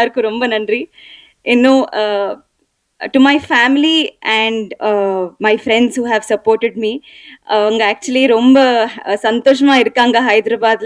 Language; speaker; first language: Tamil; non-native, learner; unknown